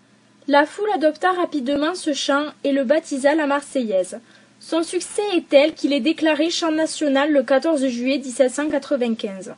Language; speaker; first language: French; native; French